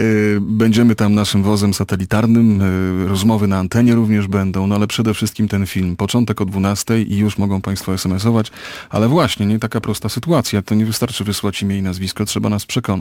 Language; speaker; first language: Polish; native; Polish